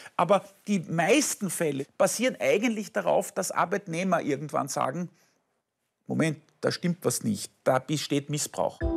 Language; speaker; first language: German; native; German